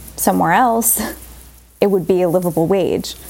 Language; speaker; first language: English; native; English